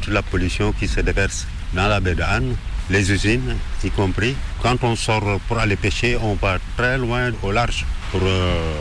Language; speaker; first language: French; non-native, local second language; Wolof